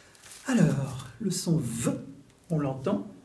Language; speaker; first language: French; native; French